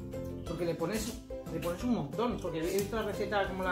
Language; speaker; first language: Spanish; native; Spanish